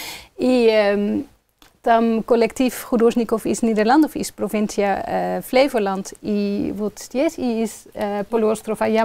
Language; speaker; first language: Russian; non-native, fluent; Dutch